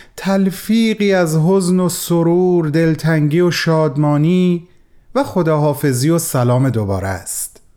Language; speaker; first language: Persian; native; Persian